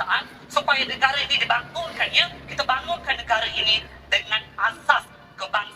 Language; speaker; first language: Malay; native; Malay